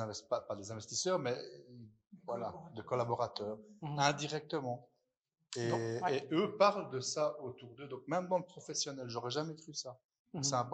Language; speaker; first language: French; native; French